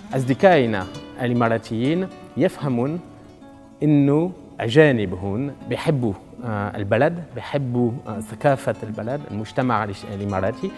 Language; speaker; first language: Arabic; non-native, fluent; French